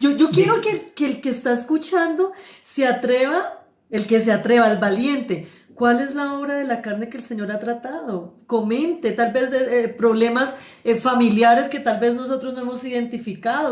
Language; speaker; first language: Spanish; native; Spanish